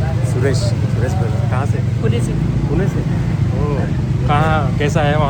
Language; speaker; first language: Hindi; non-native, fluent; Telugu